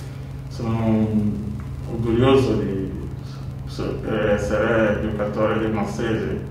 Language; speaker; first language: Italian; non-native, learner; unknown